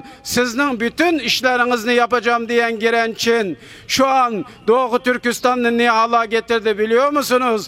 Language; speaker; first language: Turkish; non-native, fluent; Uyghur